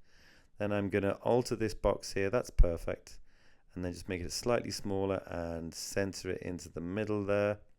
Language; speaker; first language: English; native; English